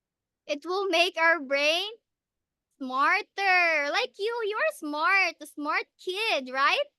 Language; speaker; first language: English; non-native, local second language; Filipino